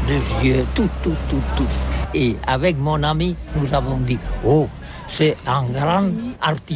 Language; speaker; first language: French; non-native, learner; Catalan